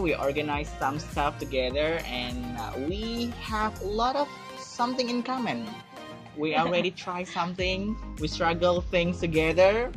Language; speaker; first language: English; non-native, fluent; Indonesian